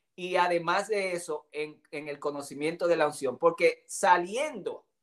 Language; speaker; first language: Spanish; native; Spanish